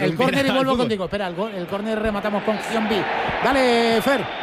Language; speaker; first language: Spanish; native; Spanish